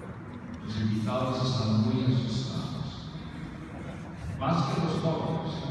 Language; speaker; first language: Spanish; native; Spanish